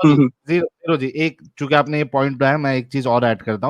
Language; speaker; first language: Hindi; native; Hindi